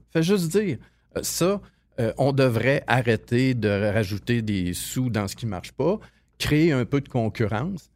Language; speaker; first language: French; native; French